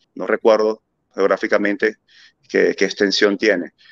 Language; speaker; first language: Spanish; early bilingual, other home language; German